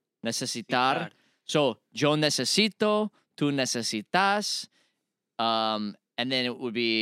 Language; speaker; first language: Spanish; non-native, learner; English